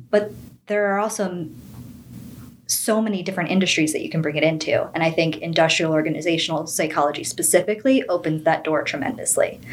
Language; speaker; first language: English; native; English